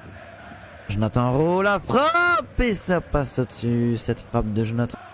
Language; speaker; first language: French; native; French